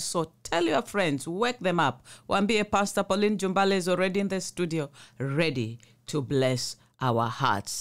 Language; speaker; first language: English; non-native, local second language; Swahili